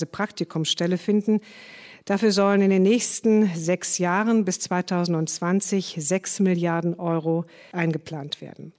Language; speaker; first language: German; native; German